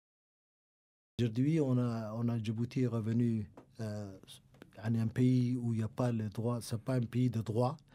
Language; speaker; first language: French; non-native, local second language; Somali